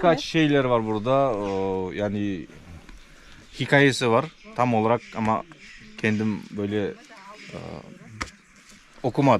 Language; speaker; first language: Turkish; non-native, learner; Kazakh